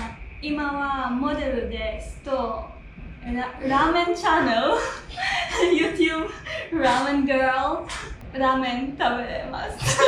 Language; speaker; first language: Japanese; non-native, learner; Hebrew